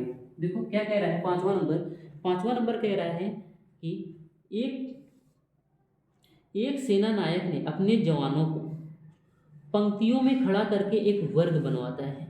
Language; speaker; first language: Hindi; native; Hindi